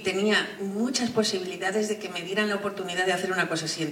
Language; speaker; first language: Spanish; native; Spanish